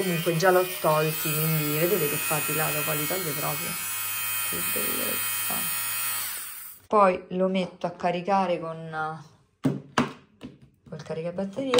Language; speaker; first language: Italian; native; Italian